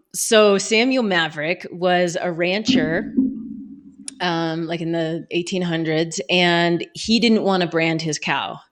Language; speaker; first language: English; native; English